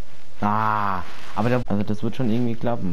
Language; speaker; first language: German; native; German